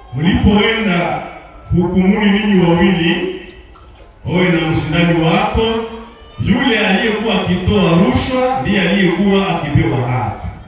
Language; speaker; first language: Swahili; non-native, local second language; Nande